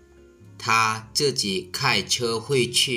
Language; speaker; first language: Chinese; non-native, fluent; Lao